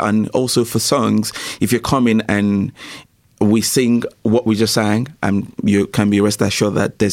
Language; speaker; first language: English; non-native, local second language; Yoruba